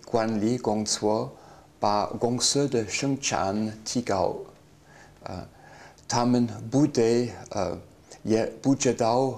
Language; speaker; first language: Chinese; non-native, learner; English